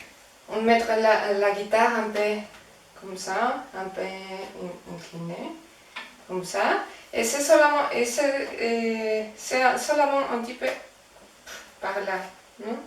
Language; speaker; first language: French; non-native, fluent; Spanish